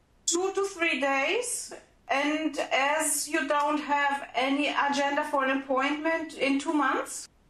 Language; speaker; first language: English; non-native, fluent; Portuguese